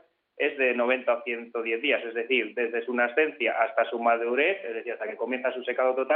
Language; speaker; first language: Spanish; native; Spanish